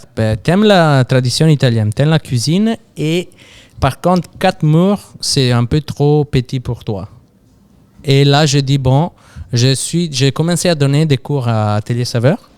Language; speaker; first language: French; non-native, fluent; Italian